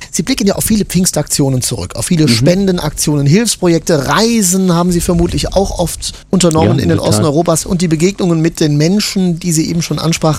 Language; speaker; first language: German; native; German